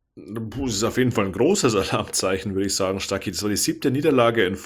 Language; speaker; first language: German; native; German